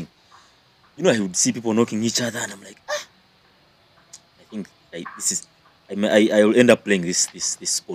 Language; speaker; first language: English; non-native, local second language; Nyankole